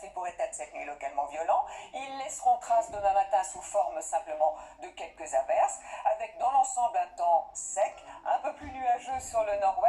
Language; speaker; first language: French; native; French